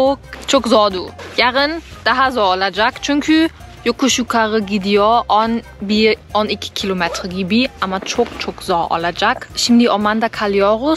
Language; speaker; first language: Turkish; non-native, learner; German